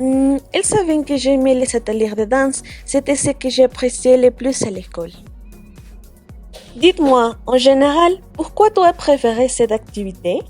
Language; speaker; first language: French; non-native, fluent; Spanish